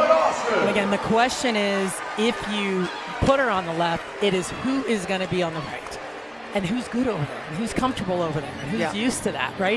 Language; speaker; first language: English; native; English